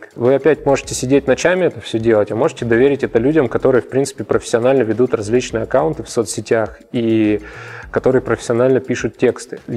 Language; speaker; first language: Russian; native; Russian